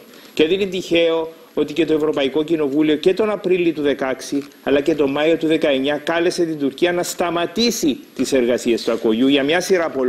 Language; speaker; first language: Greek; native; Greek